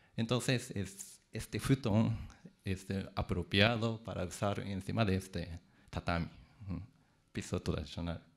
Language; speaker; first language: Spanish; non-native, fluent; Japanese